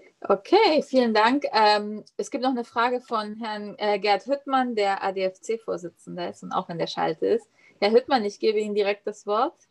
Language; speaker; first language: German; native; German